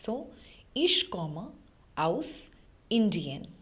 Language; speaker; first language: German; non-native, fluent; Hindi